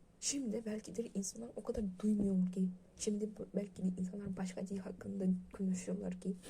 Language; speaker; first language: Turkish; non-native, learner; Russian